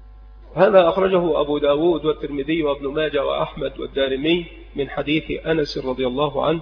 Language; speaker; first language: Arabic; native; Arabic